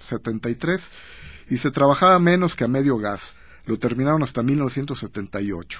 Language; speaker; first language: Spanish; native; Spanish